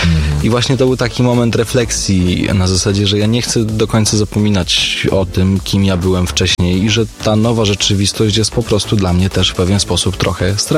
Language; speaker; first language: Polish; native; Polish